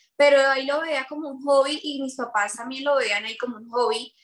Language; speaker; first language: Spanish; native; Spanish